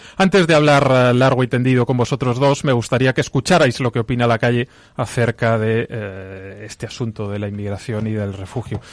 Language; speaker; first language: Spanish; native; Spanish